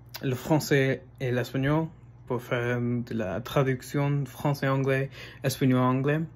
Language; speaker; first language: French; non-native, fluent; English